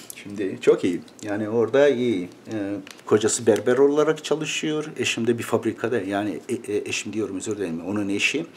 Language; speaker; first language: Turkish; native; Turkish